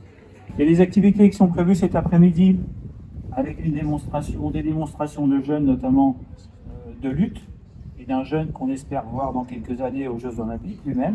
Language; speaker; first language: French; native; French